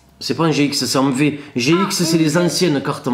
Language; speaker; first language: French; native; French